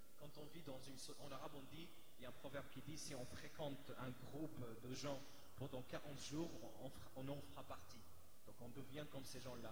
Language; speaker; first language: French; non-native, fluent; Arabic